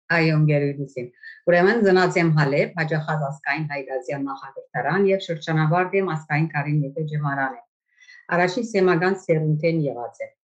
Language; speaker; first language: Armenian; native; Armenian